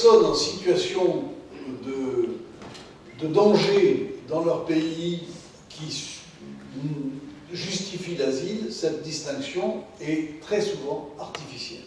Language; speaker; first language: French; native; French